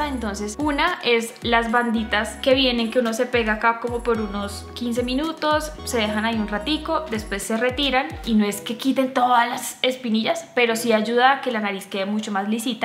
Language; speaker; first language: Spanish; native; Spanish